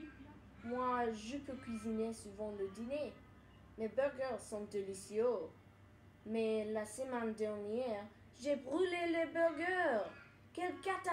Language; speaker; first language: French; non-native, learner; English